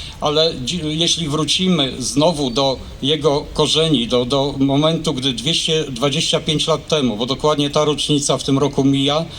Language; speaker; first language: Polish; native; Polish